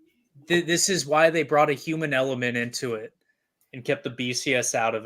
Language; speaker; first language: English; native; English